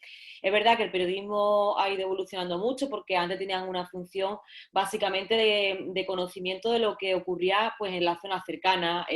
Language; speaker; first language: Spanish; native; Spanish